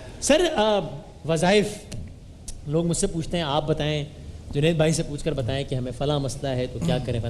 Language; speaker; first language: Urdu; native; Urdu